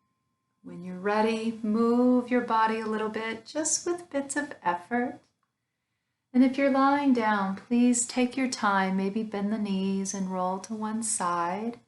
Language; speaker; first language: English; native; English